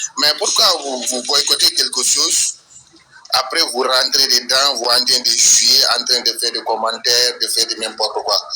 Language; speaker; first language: French; non-native, local second language; Wolof